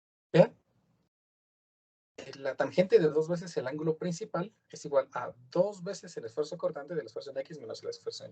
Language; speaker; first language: Spanish; native; Spanish